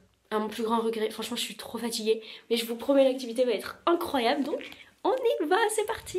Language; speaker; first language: French; native; French